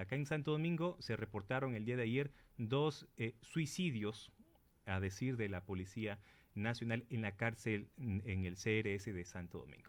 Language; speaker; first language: Spanish; native; Spanish